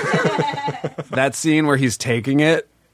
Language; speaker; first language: English; native; English